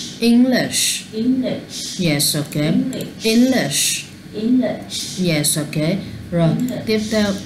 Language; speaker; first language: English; non-native, learner; Vietnamese